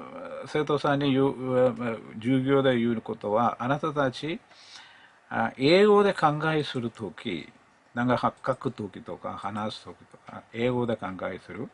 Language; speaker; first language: Japanese; non-native, learner; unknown